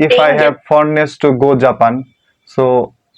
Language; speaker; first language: English; non-native, learner; Bangla